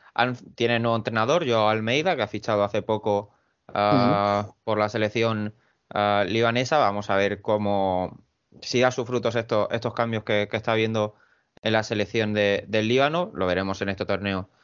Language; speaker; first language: Spanish; native; Spanish